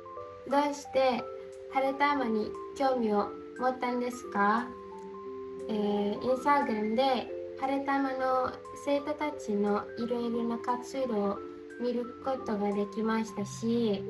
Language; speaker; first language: Japanese; non-native, learner; Indonesian